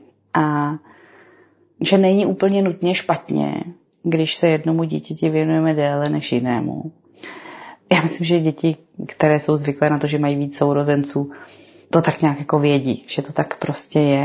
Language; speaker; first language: Czech; native; Czech